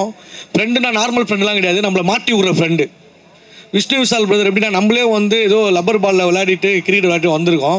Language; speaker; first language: Tamil; native; Tamil